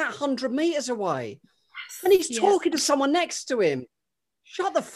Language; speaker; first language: English; native; English